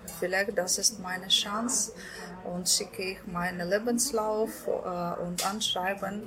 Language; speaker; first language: German; non-native, learner; Ukrainian